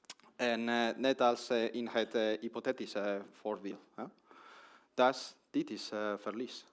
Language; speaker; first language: Dutch; non-native, learner; Spanish